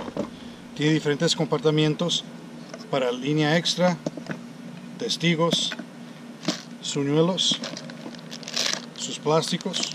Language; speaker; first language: Spanish; early bilingual, heritage; Spanish